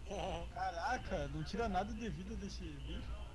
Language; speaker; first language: Portuguese; native; Portuguese